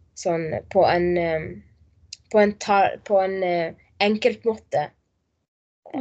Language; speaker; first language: Norwegian; non-native, learner; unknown